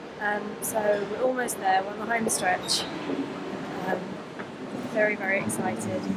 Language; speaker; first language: English; native; English